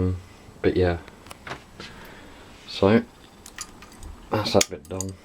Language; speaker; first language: English; native; English